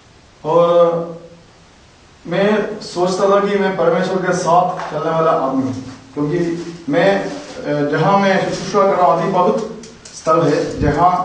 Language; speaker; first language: Hindi; non-native, local second language; Malayalam